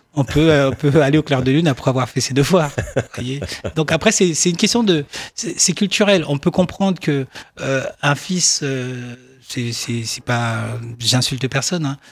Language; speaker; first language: French; non-native, local second language; Baoulé